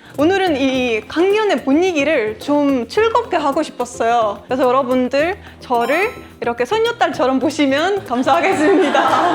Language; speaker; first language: Korean; non-native, fluent; Estonian